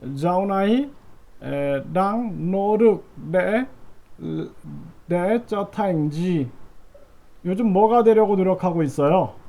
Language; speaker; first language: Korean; native; Korean